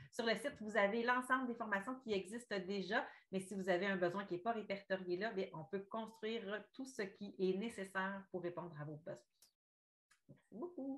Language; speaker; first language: French; native; French